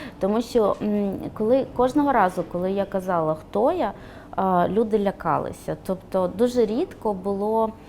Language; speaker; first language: Ukrainian; non-native, local second language; Romany